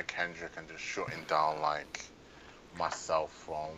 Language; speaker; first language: English; native; English